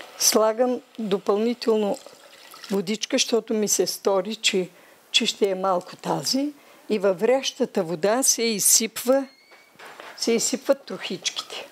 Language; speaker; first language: Bulgarian; native; Bulgarian